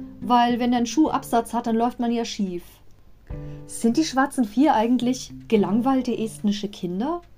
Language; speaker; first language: German; native; German